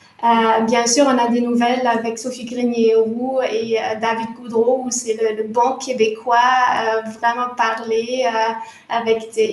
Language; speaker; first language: French; non-native, fluent; German